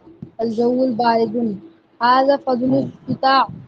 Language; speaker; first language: Arabic; non-native, learner; Urdu